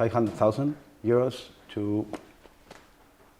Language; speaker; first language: English; non-native, learner; Spanish